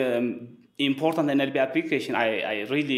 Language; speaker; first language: English; non-native, fluent; Wolaytta